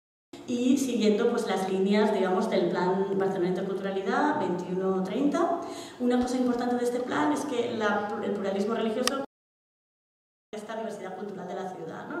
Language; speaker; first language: Spanish; native; Spanish